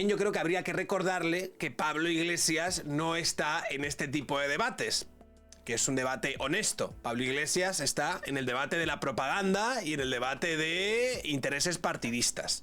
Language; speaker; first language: Spanish; native; Spanish